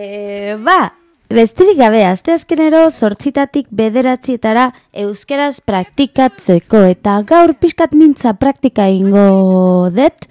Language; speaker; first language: Basque; non-native, learner; Spanish